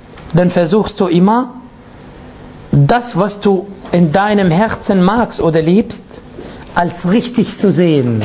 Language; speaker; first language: German; non-native, fluent; Arabic